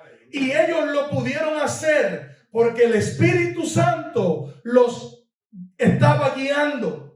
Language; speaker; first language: Spanish; native; Spanish